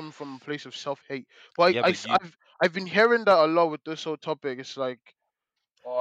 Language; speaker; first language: English; native; English